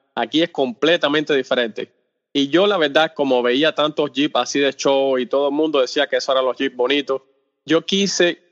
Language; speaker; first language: Spanish; native; Spanish